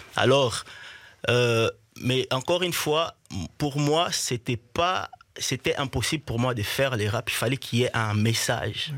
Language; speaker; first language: French; non-native, local second language; Swahili